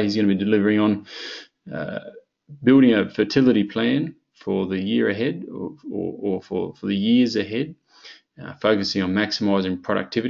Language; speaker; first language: English; native; English